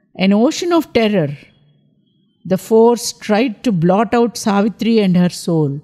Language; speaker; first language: English; non-native, local second language; Telugu